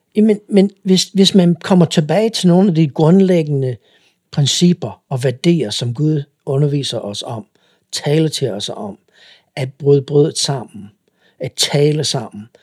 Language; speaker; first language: Danish; non-native, fluent; English